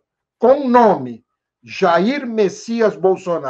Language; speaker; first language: Portuguese; native; Portuguese